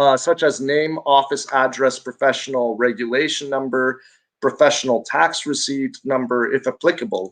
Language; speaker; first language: English; non-native, local second language; Filipino